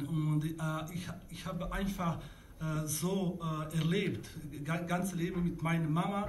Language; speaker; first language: German; non-native, learner; Bosnian